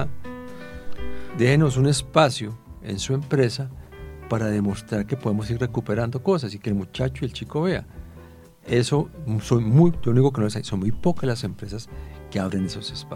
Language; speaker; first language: Spanish; native; Spanish